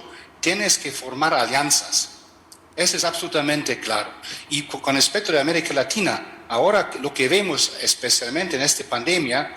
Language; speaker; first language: Spanish; non-native, fluent; German